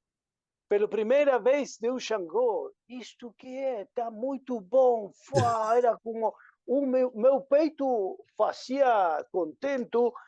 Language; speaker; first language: Portuguese; non-native, learner; Spanish